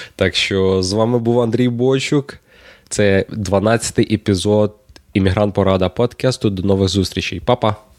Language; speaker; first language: Ukrainian; native; Ukrainian